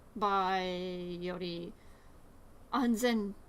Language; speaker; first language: Japanese; non-native, learner; English